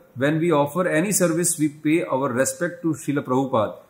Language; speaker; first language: English; non-native, local second language; Hindi